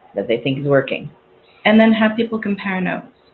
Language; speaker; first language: English; native; English